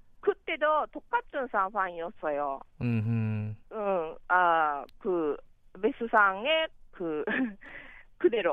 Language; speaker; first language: Korean; non-native, learner; Japanese